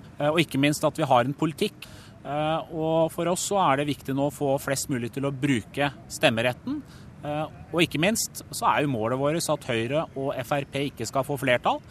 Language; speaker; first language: Norwegian; early bilingual, other home language; Persian